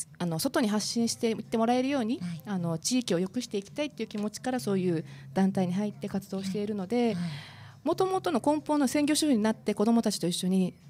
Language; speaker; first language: Japanese; native; Japanese